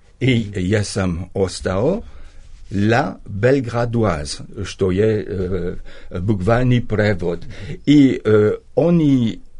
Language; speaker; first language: Serbian; non-native, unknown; French